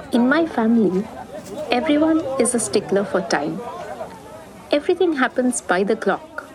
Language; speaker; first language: English; non-native, local second language; Bangla